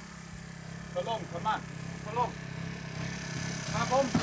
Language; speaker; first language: Indonesian; non-native, learner; English